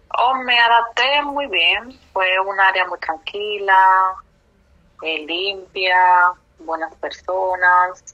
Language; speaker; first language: Spanish; native; Spanish